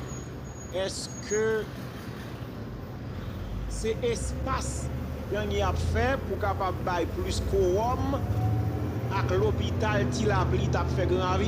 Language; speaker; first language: French; non-native, local second language; Haitian Creole